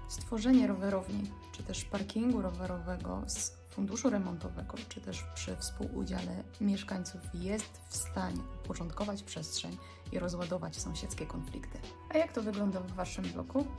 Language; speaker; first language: Polish; native; Polish